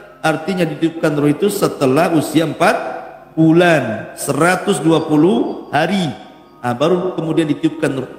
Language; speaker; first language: Indonesian; native; Indonesian